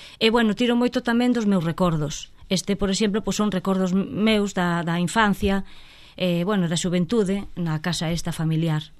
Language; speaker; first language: Galician; non-native, local second language; Spanish